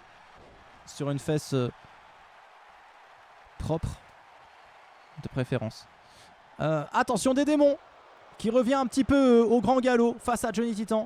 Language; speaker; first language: French; native; French